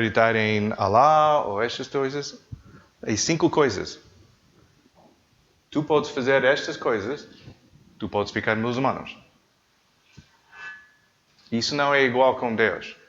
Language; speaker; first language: Portuguese; non-native, learner; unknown